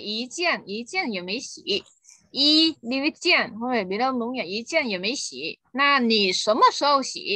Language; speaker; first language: Chinese; non-native, fluent; Vietnamese